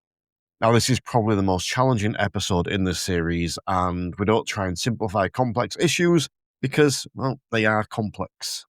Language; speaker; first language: English; native; English